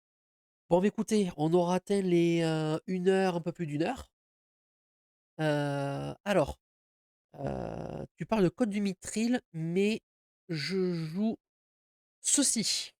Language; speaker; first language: French; native; French